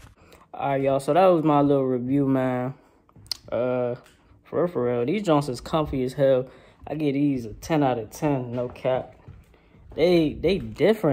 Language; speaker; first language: English; native; English